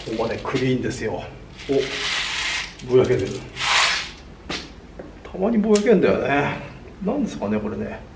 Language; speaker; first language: Japanese; native; Japanese